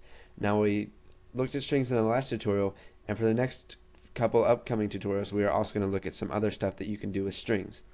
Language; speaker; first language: English; native; English